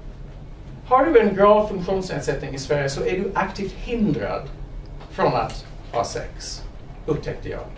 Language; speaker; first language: Swedish; non-native, fluent; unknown